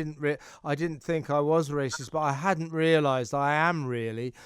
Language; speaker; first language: English; native; English